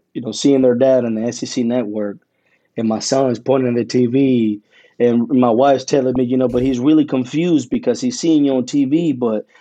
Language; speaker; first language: English; early bilingual, other home language; Spanish